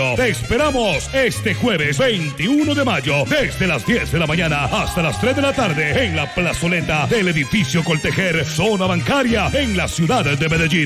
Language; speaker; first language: Spanish; native; Spanish